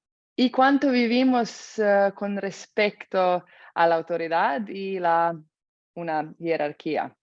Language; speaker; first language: Spanish; non-native, fluent; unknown